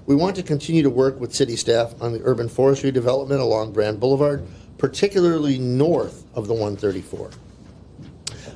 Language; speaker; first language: English; native; English